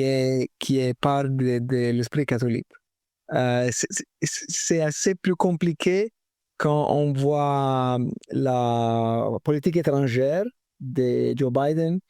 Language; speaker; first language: French; non-native, fluent; Italian